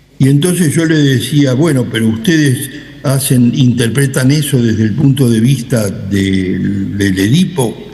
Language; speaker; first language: Spanish; native; Spanish